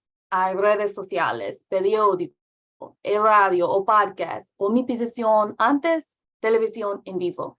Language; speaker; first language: Spanish; non-native, learner; English